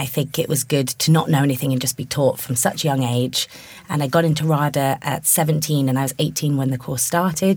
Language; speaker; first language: English; native; English